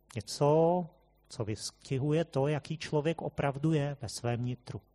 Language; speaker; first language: Czech; native; Czech